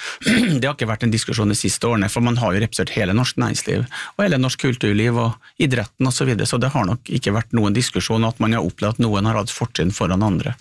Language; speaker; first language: Norwegian; native; Norwegian